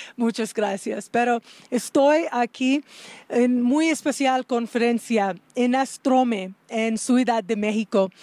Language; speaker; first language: Spanish; non-native, learner; English